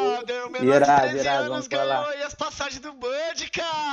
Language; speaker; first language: Portuguese; native; Portuguese